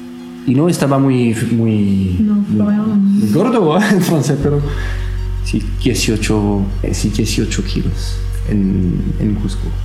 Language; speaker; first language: Spanish; non-native, fluent; French